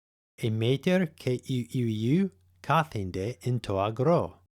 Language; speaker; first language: Greek; non-native, fluent; English